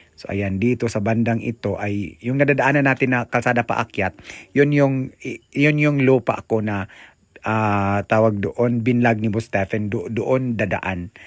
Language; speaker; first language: Filipino; non-native, local second language; Cebuano